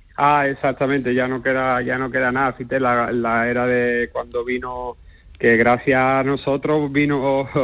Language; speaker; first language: Spanish; native; Spanish